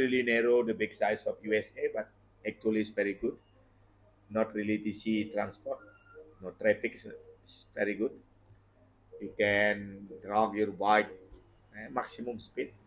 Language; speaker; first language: English; non-native, learner; Indonesian